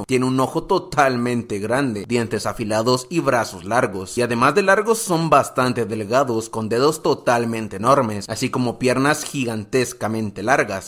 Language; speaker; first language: Spanish; native; Spanish